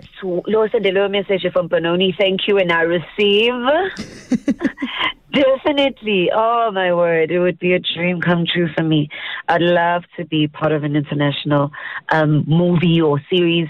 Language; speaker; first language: English; non-native, local second language; Zulu